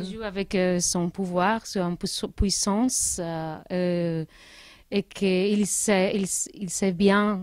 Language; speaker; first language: French; non-native, learner; Spanish